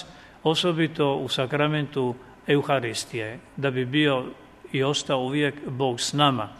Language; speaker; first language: Croatian; native; Croatian